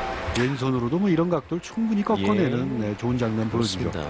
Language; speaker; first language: Korean; native; Korean